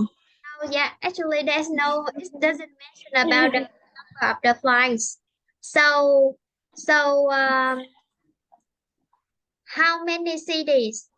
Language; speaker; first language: English; non-native, fluent; Vietnamese